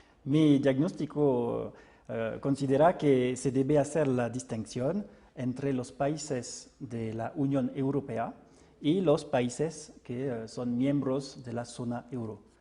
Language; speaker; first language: Spanish; non-native, fluent; French